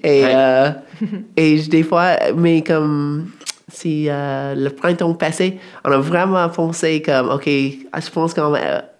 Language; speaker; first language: French; non-native, fluent; English